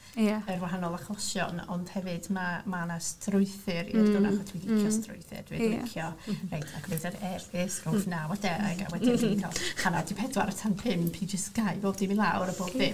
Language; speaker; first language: Welsh; non-native, local second language; English